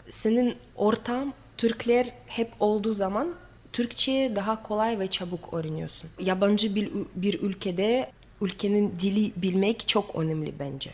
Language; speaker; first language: Turkish; non-native, fluent; Russian